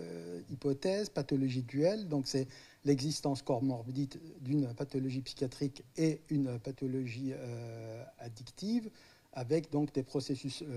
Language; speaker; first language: French; native; French